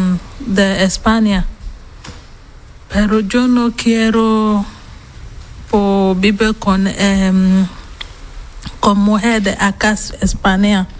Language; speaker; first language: Spanish; non-native, learner; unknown